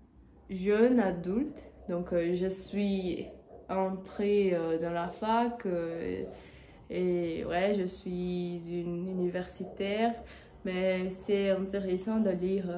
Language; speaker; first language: French; non-native, learner; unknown